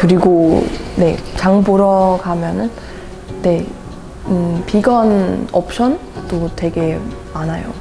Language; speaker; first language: Korean; non-native, fluent; German